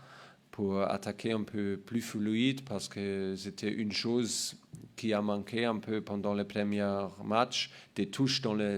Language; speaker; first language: French; non-native, learner; German